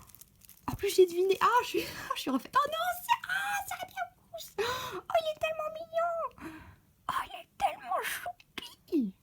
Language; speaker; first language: French; native; French